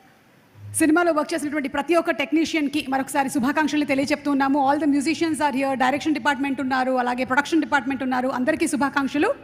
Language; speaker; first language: Telugu; native; Telugu